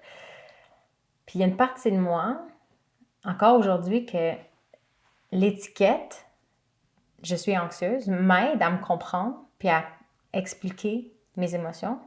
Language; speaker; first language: French; native; French